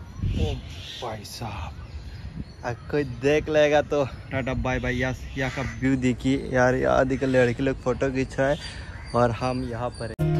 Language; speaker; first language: Hindi; non-native, local second language; Bangla